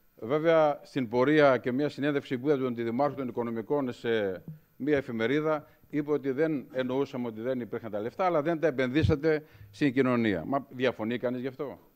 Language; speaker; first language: Greek; native; Greek